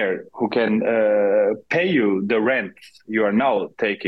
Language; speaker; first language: English; non-native, fluent; German